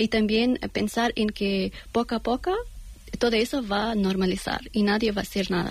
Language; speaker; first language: Spanish; non-native, learner; Persian